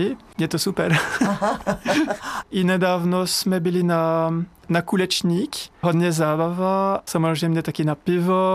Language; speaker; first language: Czech; non-native, learner; French